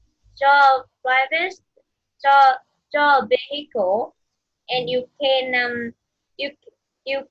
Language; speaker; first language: English; non-native, fluent; Vietnamese